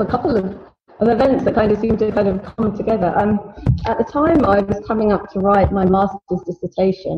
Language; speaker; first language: English; native; English